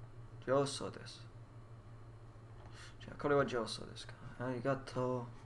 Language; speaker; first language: Japanese; non-native, learner; English